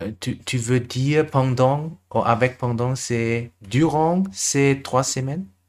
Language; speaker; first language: French; non-native, learner; German